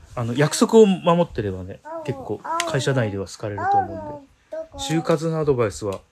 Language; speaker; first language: Japanese; native; Japanese